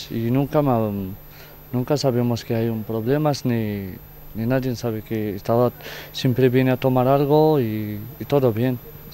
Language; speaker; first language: Spanish; non-native, fluent; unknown